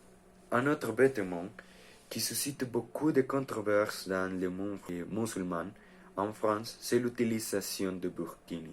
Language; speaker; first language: French; non-native, learner; Spanish